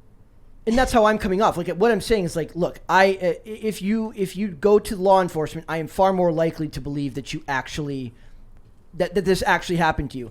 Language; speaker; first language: English; native; English